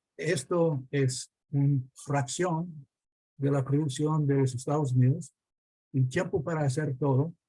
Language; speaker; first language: Spanish; non-native, fluent; English